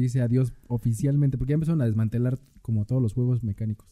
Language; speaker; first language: Spanish; native; Spanish